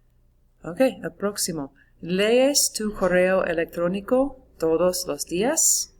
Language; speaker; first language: Spanish; non-native, fluent; English